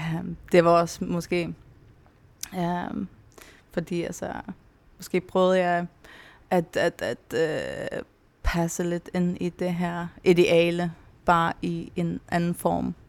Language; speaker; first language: Danish; non-native, local second language; Faroese